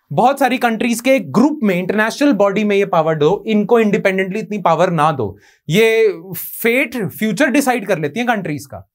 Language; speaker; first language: Hindi; native; Hindi